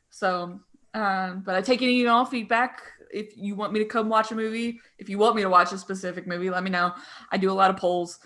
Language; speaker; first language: English; native; English